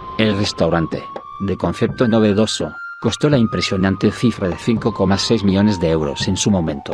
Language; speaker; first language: Spanish; native; Spanish